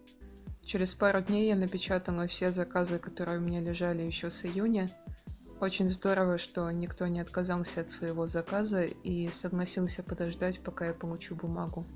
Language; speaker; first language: Russian; native; Russian